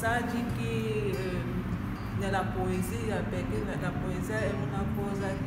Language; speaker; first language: Italian; non-native, learner; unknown